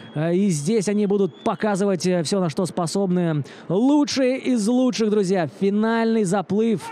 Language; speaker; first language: Russian; native; Russian